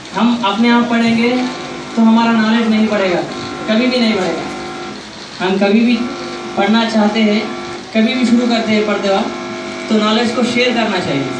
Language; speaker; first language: Hindi; non-native, local second language; Urdu